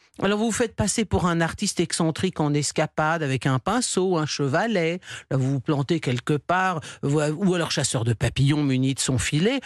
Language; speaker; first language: French; native; French